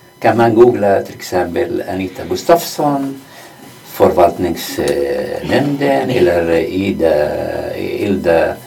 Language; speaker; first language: Swedish; non-native, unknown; Arabic